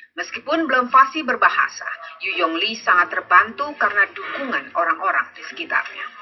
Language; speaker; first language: Indonesian; native; Indonesian